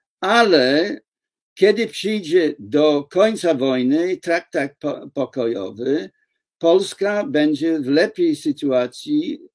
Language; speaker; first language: Polish; non-native, fluent; English